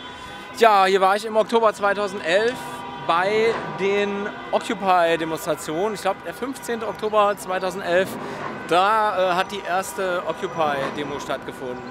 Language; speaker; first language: German; native; German